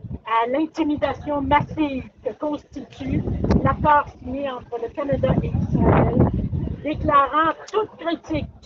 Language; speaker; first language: French; native; French